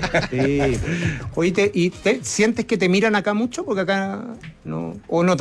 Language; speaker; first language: Spanish; native; Spanish